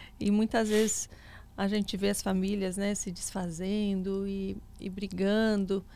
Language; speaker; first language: Portuguese; native; Portuguese